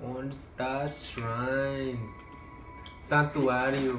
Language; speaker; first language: Portuguese; non-native, learner; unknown